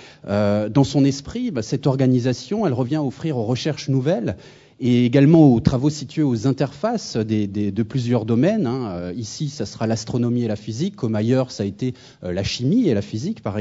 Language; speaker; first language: French; native; French